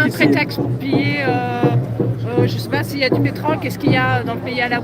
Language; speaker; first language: French; native; French